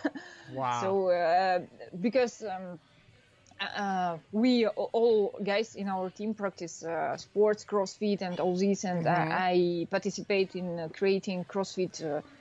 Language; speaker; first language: English; non-native, learner; Russian